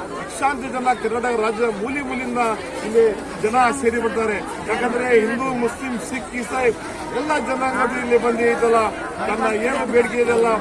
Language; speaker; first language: Kannada; non-native, local second language; Urdu